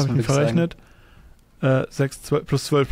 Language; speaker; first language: German; native; German